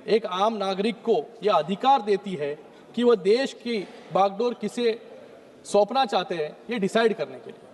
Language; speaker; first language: Hindi; non-native, local second language; Marathi